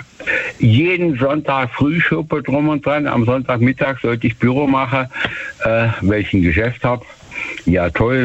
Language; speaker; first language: German; native; German